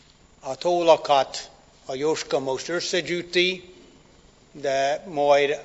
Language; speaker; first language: Hungarian; non-native, fluent; English